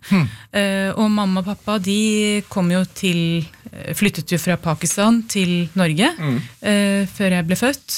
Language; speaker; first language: Norwegian; early bilingual, other home language; Urdu